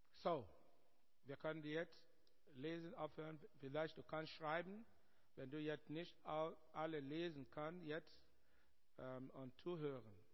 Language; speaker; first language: German; non-native, learner; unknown